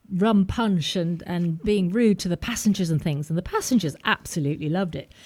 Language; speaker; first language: English; native; English